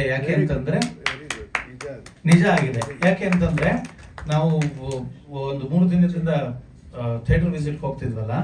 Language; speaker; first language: Kannada; native; Kannada